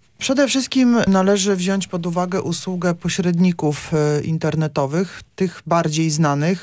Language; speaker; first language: Polish; native; Polish